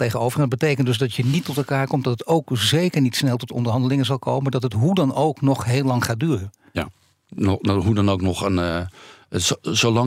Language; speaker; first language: Dutch; native; Dutch